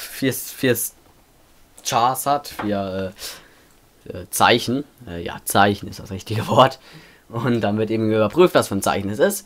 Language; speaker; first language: German; native; German